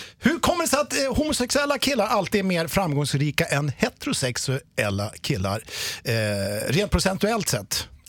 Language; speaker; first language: Swedish; native; Swedish